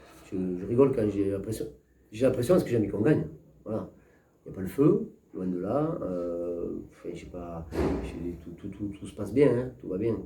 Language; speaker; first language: French; native; French